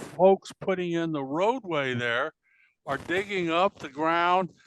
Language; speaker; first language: English; native; English